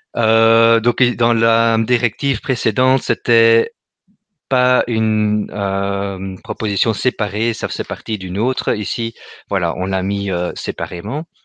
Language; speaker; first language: French; native; French